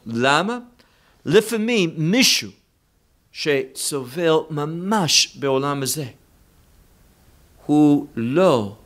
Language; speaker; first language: Hebrew; non-native, fluent; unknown